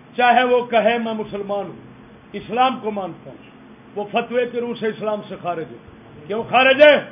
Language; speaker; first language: Urdu; non-native, local second language; Punjabi